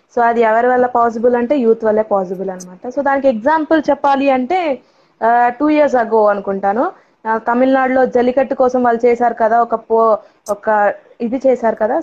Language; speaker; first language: Telugu; non-native, local second language; Tamil